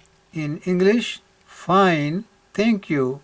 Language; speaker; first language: English; non-native, local second language; Punjabi